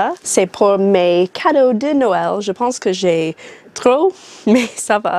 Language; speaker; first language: French; non-native, learner; English